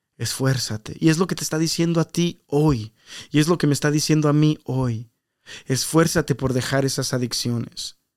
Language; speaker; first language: Spanish; early bilingual, heritage; Spanish